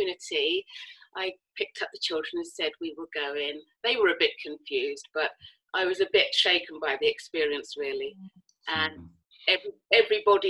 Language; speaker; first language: English; native; English